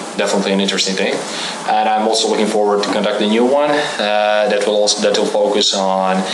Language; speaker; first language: English; non-native, fluent; Croatian